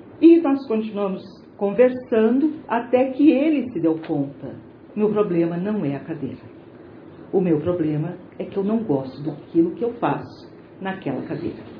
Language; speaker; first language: Portuguese; native; Portuguese